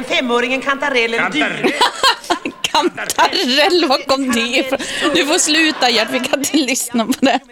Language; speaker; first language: Swedish; native; Swedish